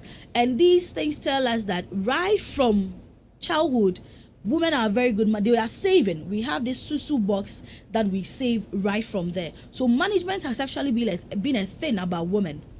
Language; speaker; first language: English; non-native, local second language; Akan